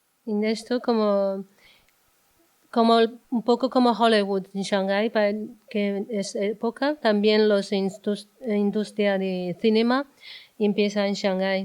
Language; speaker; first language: Spanish; non-native, learner; Chinese